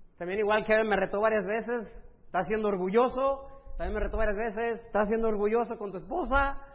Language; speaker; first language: Spanish; early bilingual, other home language; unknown